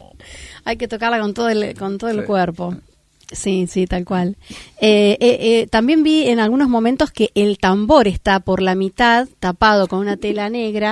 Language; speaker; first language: Spanish; native; Spanish